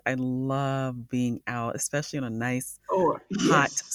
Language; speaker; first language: English; native; English